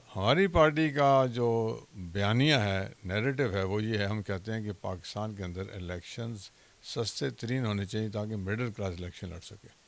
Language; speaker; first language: Urdu; non-native, local second language; Punjabi